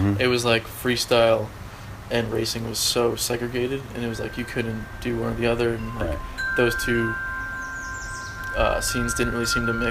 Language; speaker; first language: English; native; English